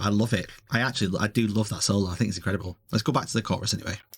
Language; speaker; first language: English; native; English